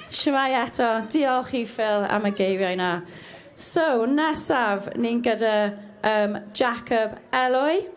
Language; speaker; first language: Welsh; non-native, learner; English